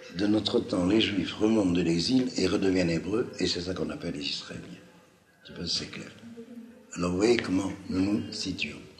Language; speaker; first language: French; non-native, local second language; Arabic